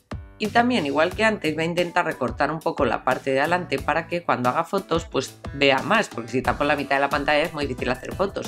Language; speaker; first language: Spanish; native; Spanish